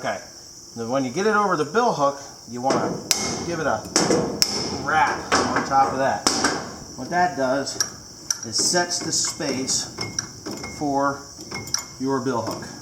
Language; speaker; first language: English; native; English